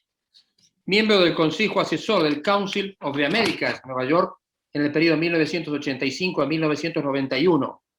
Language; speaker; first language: Spanish; native; Spanish